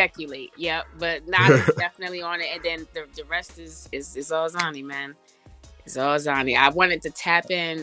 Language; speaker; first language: English; early bilingual, other home language; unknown